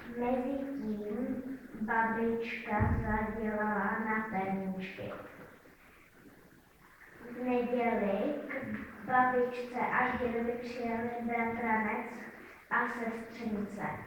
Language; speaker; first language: Czech; native; Czech